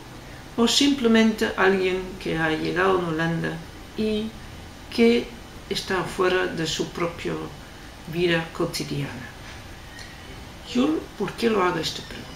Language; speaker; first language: Spanish; non-native, fluent; Dutch